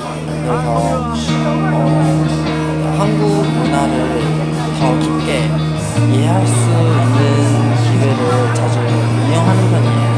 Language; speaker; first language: Korean; non-native, learner; Chinese